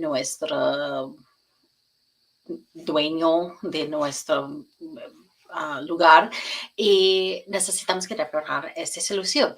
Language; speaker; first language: Spanish; non-native, learner; English